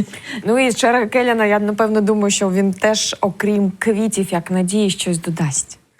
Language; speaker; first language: Ukrainian; native; Ukrainian